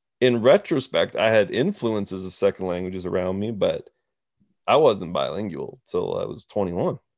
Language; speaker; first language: English; native; English